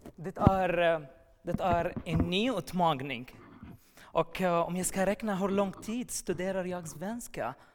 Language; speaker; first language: Swedish; non-native, learner; Arabic